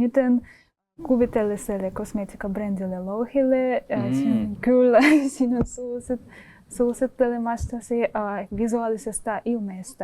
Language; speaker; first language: Finnish; non-native, fluent; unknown